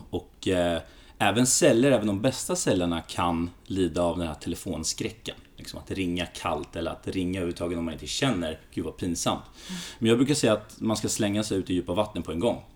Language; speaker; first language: Swedish; early bilingual, other home language; Greek